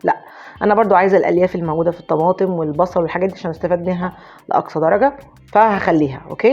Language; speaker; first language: Arabic; native; Arabic